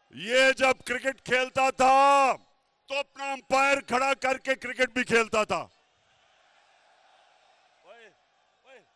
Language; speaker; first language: Urdu; native; Urdu